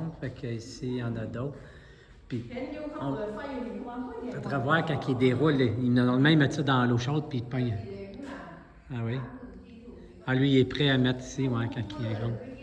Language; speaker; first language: French; native; French